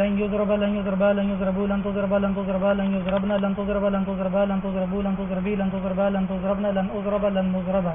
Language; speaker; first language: Arabic; non-native, learner; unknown